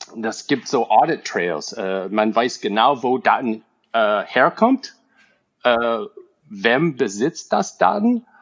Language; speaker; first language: German; non-native, fluent; English